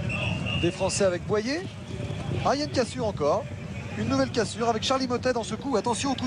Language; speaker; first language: French; native; French